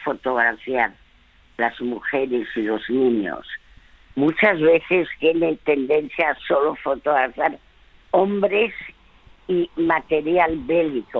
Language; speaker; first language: Spanish; early bilingual, other home language; French